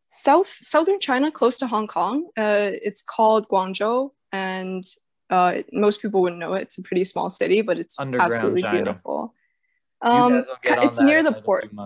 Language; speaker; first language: English; early bilingual, other home language; Chinese